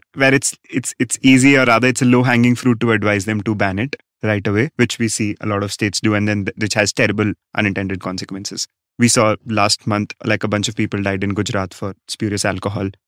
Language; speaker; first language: English; non-native, local second language; Hindi